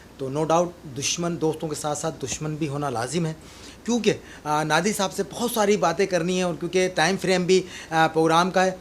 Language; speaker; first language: Urdu; non-native, local second language; Sindhi